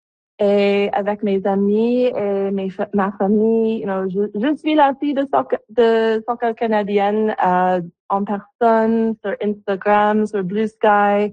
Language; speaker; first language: French; non-native, local second language; English